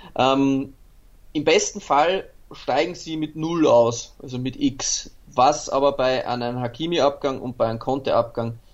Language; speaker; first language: German; native; German